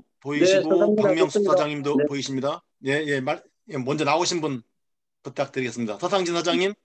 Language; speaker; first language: Korean; native; Korean